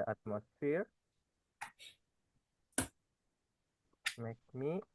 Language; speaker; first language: English; non-native, fluent; Indonesian